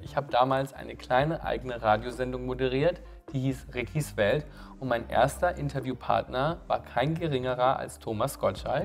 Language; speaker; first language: German; native; German